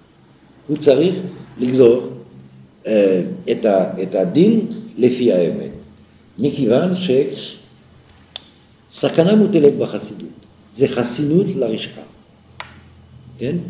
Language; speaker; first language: Hebrew; non-native, fluent; French